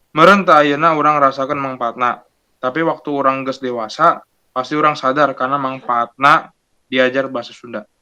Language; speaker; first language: Sundanese; non-native, local second language; Indonesian